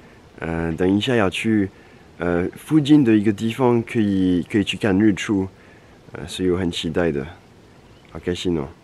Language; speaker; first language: Chinese; non-native, fluent; French